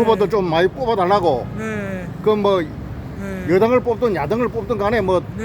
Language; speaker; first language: Korean; native; Korean